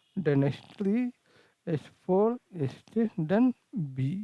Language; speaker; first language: English; non-native, local second language; Kannada